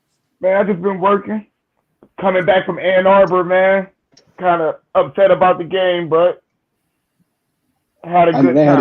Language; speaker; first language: English; native; English